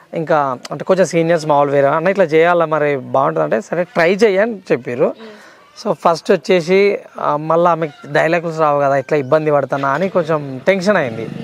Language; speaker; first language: Telugu; native; Telugu